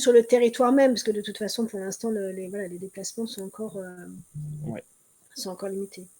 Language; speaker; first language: French; native; French